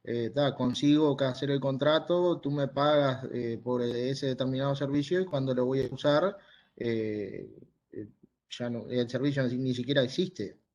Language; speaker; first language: Spanish; native; Spanish